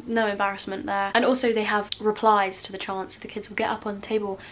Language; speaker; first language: English; native; English